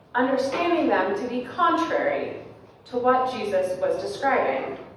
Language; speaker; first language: English; native; English